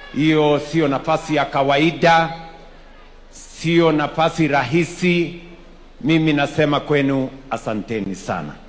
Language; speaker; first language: Swahili; non-native, local second language; Kalenjin